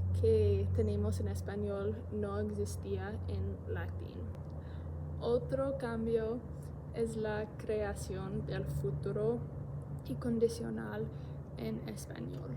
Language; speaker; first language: Spanish; non-native, learner; English